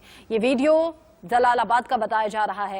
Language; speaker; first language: Hindi; native; Hindi